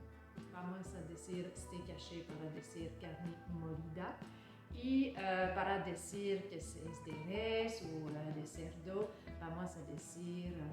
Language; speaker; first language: Spanish; non-native, learner; French